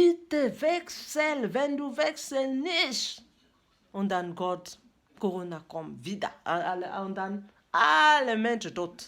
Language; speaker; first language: German; non-native, learner; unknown